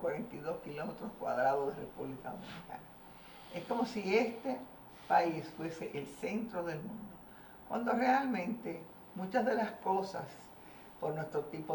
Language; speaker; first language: Spanish; native; Spanish